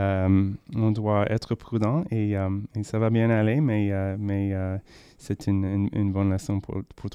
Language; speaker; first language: French; non-native, learner; English